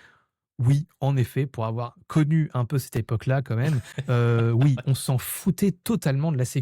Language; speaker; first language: French; native; French